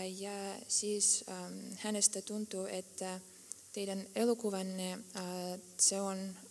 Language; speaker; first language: Finnish; non-native, fluent; Russian